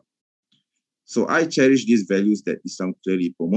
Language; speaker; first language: English; non-native, local second language; Malay